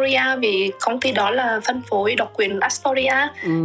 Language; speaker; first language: Vietnamese; native; Vietnamese